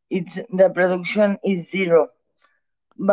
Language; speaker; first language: English; non-native, learner; Catalan